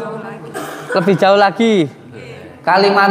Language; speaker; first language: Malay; non-native, local second language; Javanese